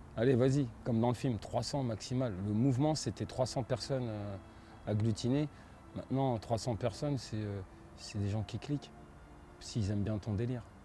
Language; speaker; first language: French; native; French